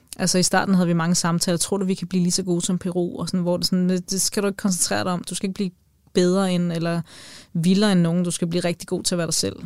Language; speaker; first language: Danish; native; Danish